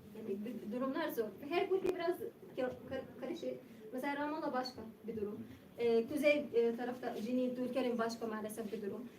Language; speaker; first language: Turkish; non-native, learner; Arabic